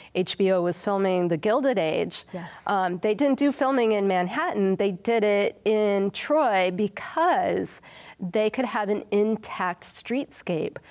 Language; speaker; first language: English; native; English